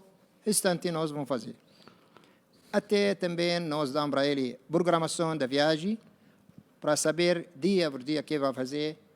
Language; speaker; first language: Portuguese; non-native, learner; Arabic